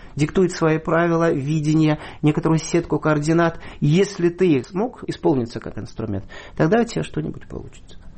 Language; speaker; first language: Russian; native; Russian